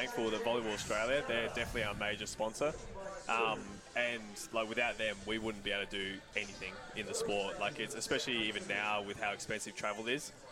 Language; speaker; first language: English; native; English